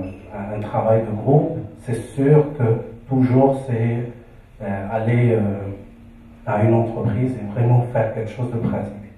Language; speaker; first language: French; non-native, local second language; Arabic